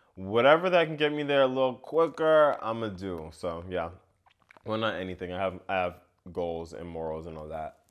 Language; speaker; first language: English; native; English